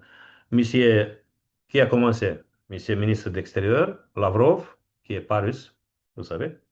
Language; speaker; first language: French; non-native, fluent; Romanian